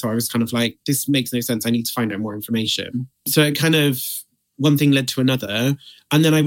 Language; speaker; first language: English; native; English